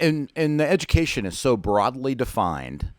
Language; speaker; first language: English; native; English